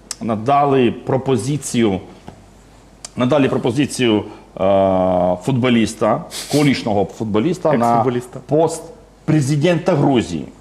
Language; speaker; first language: Ukrainian; non-native, fluent; Georgian